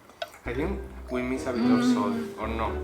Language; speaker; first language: English; non-native, learner; Spanish